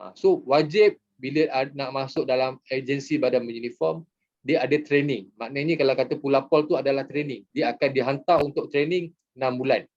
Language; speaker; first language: Malay; native; Malay